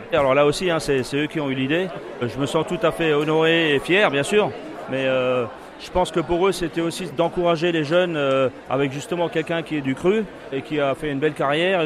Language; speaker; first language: French; native; French